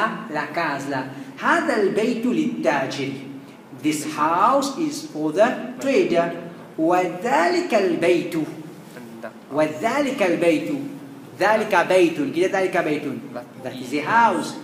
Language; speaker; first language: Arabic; non-native, fluent; Morisyen